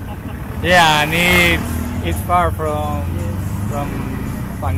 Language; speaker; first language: English; non-native, learner; Spanish